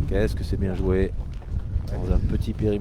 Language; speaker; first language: French; native; French